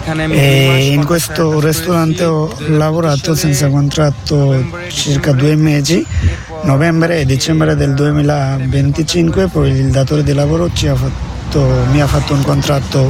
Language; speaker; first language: Italian; non-native, learner; Bangla